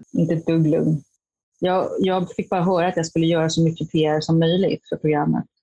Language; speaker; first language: Swedish; native; Swedish